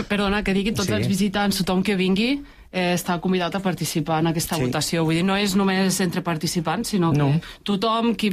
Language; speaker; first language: Catalan; native; Catalan